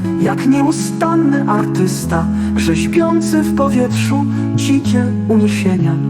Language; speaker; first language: Polish; native; Polish